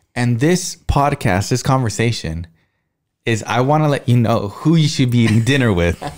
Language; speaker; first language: English; early bilingual, other home language; Spanish